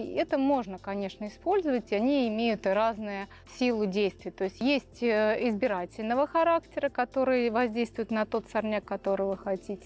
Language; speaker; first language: Russian; native; Russian